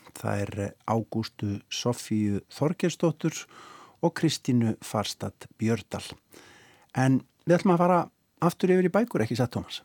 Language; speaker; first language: Icelandic; native; Icelandic